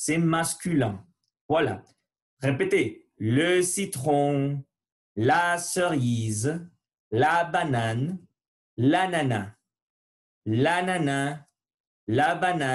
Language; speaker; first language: French; non-native, learner; Spanish